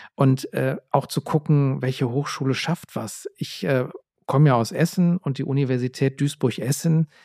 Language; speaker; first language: German; native; German